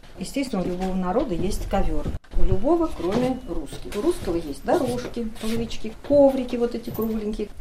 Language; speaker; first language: Russian; native; Russian